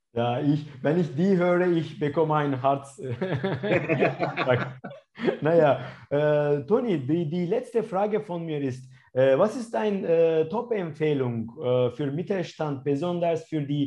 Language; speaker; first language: German; non-native, fluent; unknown